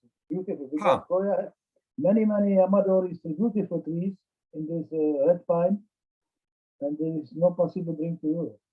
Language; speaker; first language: English; non-native, learner; Czech